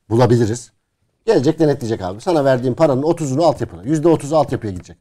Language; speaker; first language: Turkish; native; Turkish